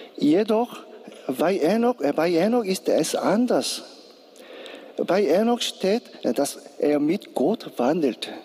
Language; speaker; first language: German; non-native, learner; Korean